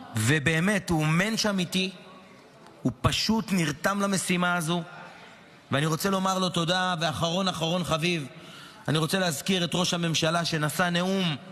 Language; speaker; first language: Hebrew; native; Hebrew